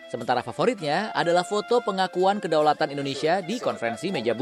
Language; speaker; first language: Indonesian; native; Indonesian